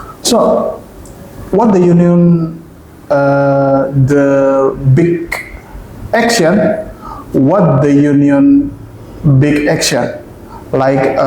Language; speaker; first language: English; non-native, local second language; Indonesian